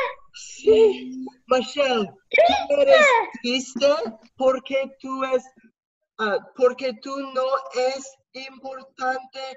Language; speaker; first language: Spanish; non-native, learner; English